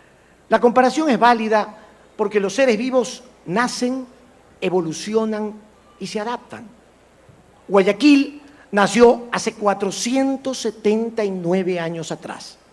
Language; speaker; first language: Spanish; native; Spanish